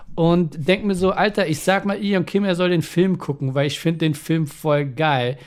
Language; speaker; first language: German; early bilingual, other home language; Persian